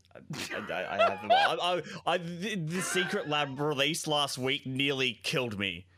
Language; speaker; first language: English; native; English